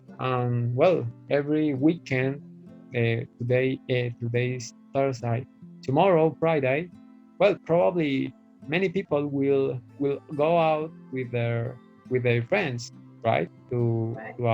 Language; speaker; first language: English; non-native, fluent; Spanish